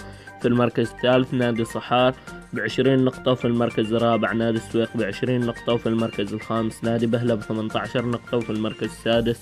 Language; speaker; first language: Arabic; native; Arabic